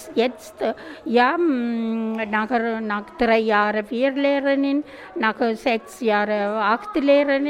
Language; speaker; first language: German; non-native, learner; Tamil